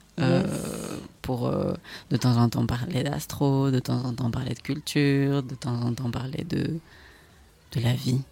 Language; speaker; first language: French; non-native, fluent; Spanish